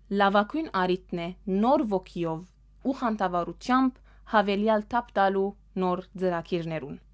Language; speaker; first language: Armenian; early bilingual, heritage; Armenian